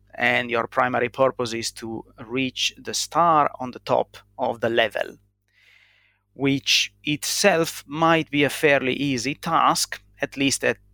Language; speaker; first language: English; non-native, fluent; Italian